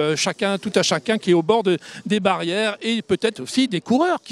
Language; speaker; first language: French; native; French